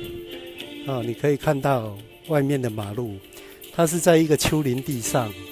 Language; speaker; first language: Chinese; native; Chinese